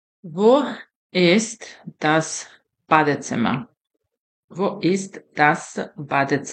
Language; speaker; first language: German; non-native, fluent; Serbian